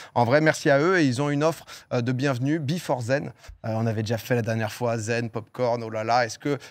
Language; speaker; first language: French; native; French